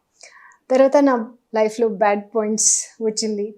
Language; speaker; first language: Telugu; non-native, learner; Hindi